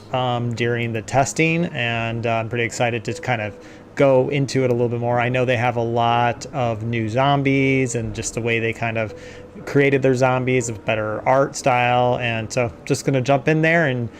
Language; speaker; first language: English; native; English